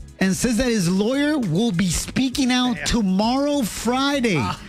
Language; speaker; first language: English; early bilingual, other home language; Spanish